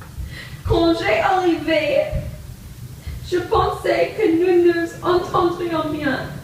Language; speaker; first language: French; non-native, learner; English